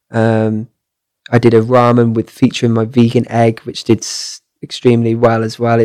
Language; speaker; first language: English; native; English